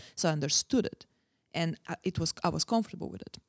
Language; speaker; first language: English; non-native, fluent; Bulgarian